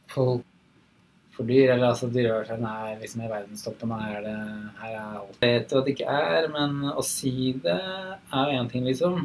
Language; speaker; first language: Norwegian; native; Norwegian